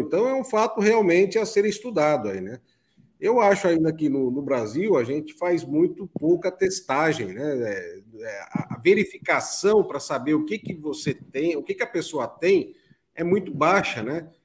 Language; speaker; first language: Portuguese; native; Portuguese